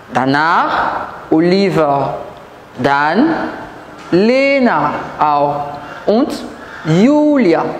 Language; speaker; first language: German; non-native, learner; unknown